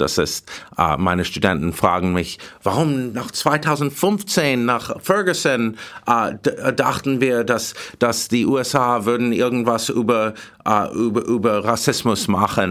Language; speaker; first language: German; non-native, learner; English